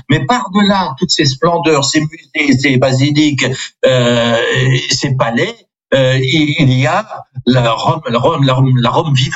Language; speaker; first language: French; non-native, local second language; Swiss German